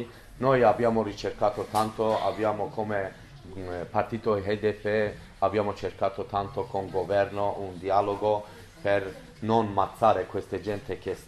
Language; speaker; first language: Italian; non-native, learner; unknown